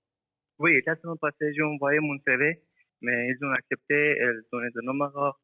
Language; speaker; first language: French; non-native, learner; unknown